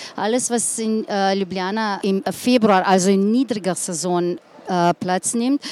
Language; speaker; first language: German; non-native, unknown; Slovenian